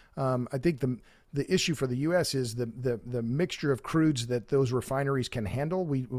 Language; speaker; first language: English; native; English